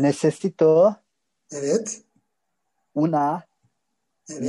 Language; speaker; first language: Spanish; non-native, learner; Turkish